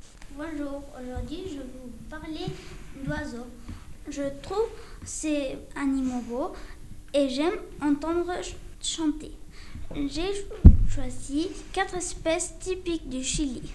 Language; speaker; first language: French; non-native, learner; Spanish